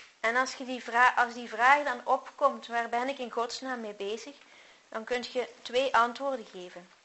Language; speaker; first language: Dutch; native; Dutch